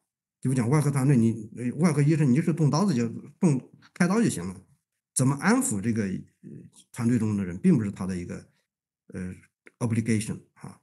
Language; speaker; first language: Chinese; native; Chinese